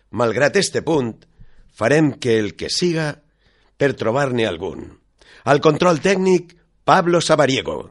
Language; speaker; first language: Catalan; non-native, local second language; Spanish